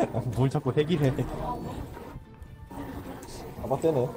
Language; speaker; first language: Korean; native; Korean